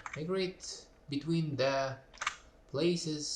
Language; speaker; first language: English; non-native, learner; Uzbek